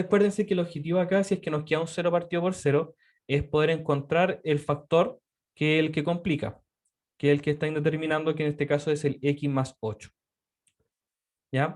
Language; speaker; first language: Spanish; native; Spanish